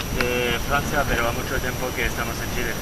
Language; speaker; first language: Spanish; non-native, learner; French